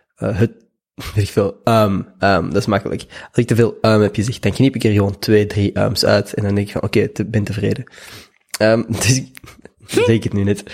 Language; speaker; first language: Dutch; native; Dutch